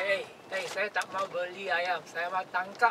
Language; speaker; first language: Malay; non-native, local second language; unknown